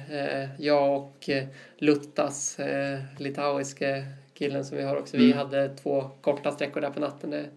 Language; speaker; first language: Swedish; native; Swedish